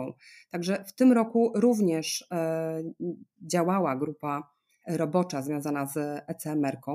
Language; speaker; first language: Polish; native; Polish